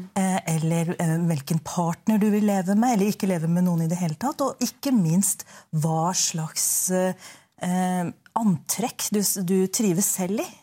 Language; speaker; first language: Norwegian; early bilingual, other home language; Urdu